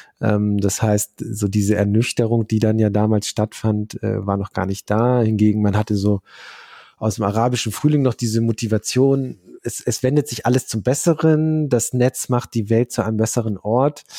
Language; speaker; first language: German; native; German